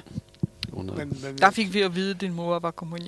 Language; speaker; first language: Danish; early bilingual, other home language; Polish